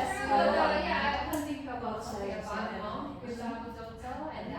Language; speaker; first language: English; non-native, learner; Korean